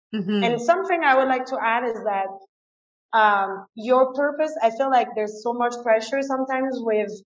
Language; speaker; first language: English; non-native, fluent; French